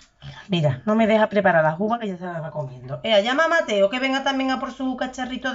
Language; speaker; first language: Spanish; native; Spanish